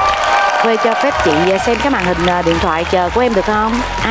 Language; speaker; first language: Vietnamese; native; Vietnamese